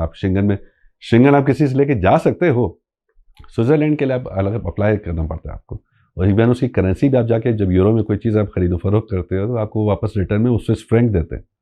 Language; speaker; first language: Urdu; non-native, local second language; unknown